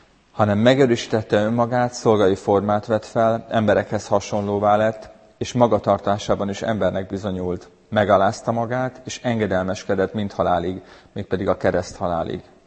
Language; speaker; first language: Hungarian; native; Hungarian